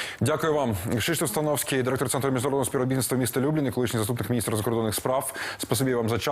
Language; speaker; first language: Ukrainian; native; Ukrainian